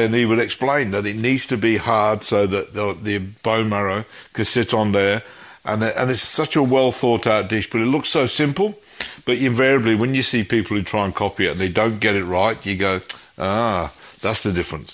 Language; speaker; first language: English; native; English